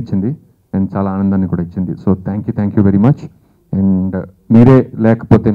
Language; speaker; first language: Telugu; native; Telugu